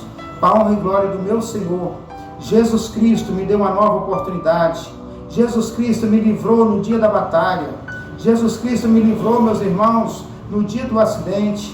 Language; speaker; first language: Portuguese; native; Portuguese